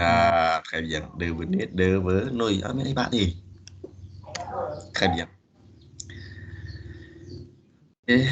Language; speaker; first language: French; non-native, fluent; Khmer